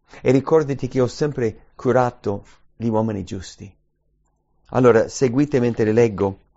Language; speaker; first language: Italian; early bilingual, heritage; English